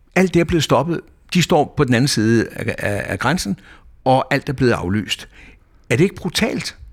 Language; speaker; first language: Danish; native; Danish